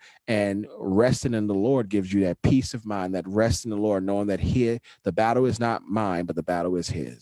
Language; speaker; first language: English; non-native, local second language; Yoruba